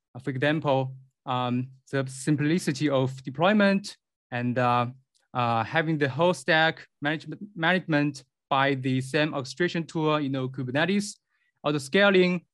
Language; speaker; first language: English; non-native, fluent; Chinese